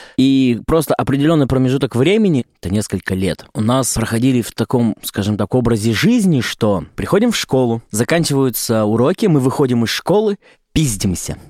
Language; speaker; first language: Russian; native; Russian